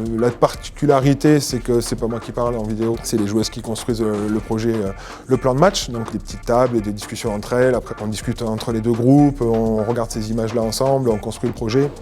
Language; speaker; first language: French; native; French